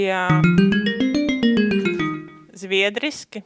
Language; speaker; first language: Latvian; native; Latvian